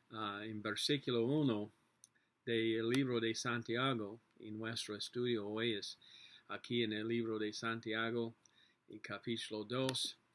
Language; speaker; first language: Spanish; non-native, learner; English